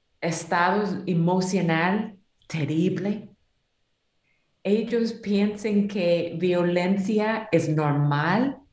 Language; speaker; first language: Spanish; non-native, learner; English